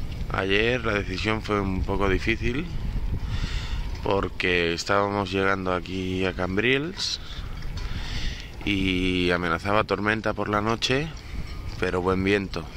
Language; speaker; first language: Spanish; native; Spanish